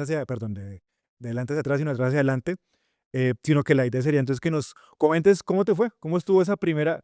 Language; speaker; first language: Spanish; native; Spanish